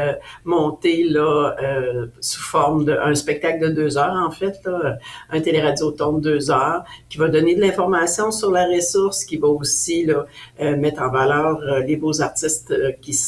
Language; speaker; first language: French; native; French